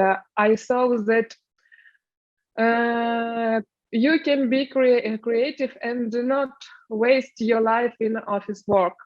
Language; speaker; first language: English; non-native, learner; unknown